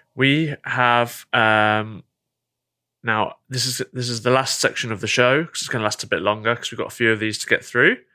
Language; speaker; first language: English; native; English